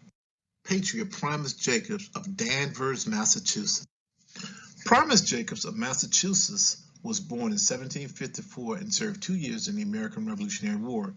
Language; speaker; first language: English; native; English